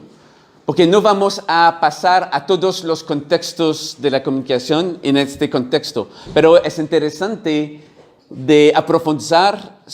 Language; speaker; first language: Spanish; non-native, learner; French